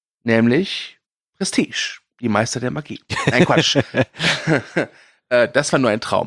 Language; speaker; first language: German; native; German